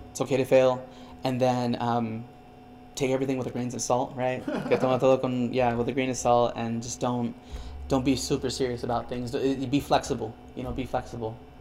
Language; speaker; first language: English; early bilingual, other home language; Spanish